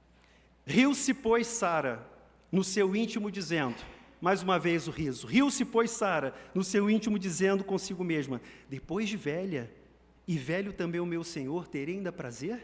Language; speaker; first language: Portuguese; native; Portuguese